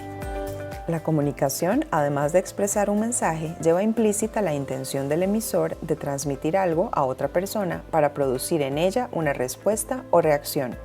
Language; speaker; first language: Spanish; native; Spanish